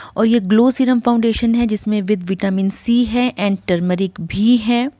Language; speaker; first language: Hindi; native; Hindi